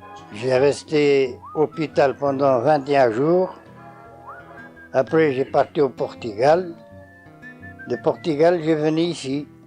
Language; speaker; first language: French; non-native, learner; Portuguese